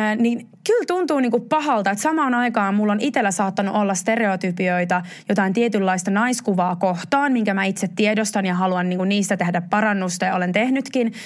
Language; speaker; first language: Finnish; native; Finnish